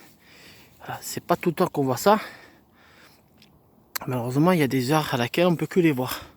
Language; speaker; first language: French; native; French